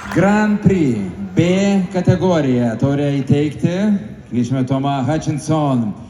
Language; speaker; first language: Lithuanian; native; Lithuanian